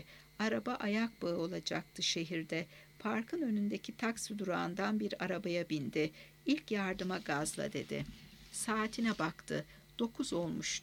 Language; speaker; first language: Turkish; native; Turkish